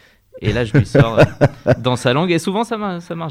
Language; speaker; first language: French; native; French